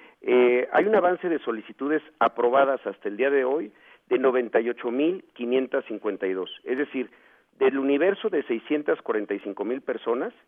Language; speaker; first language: Spanish; native; Spanish